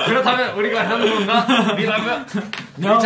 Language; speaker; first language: Korean; early bilingual, heritage; Korean